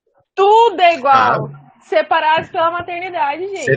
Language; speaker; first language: Portuguese; native; Portuguese